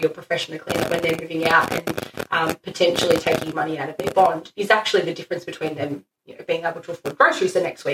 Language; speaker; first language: English; native; English